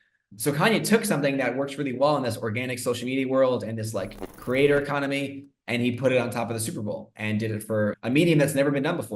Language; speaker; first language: English; native; English